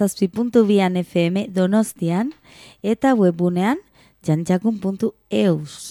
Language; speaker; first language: Basque; non-native, local second language; Spanish